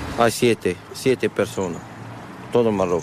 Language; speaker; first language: Spanish; non-native, learner; Arabic